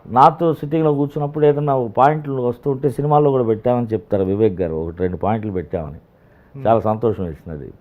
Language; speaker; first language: Telugu; native; Telugu